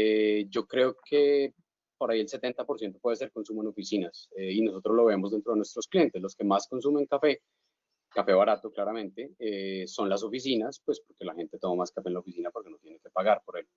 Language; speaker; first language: Spanish; native; Spanish